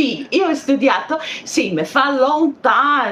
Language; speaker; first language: Italian; non-native, learner; French